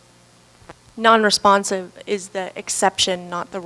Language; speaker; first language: English; native; English